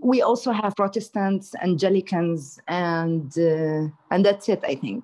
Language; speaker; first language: English; non-native, fluent; Hebrew